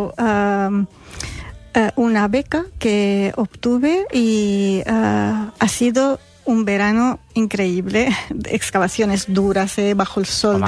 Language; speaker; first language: Spanish; non-native, fluent; Arabic